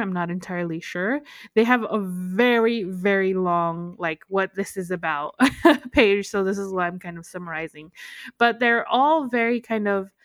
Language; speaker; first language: English; native; English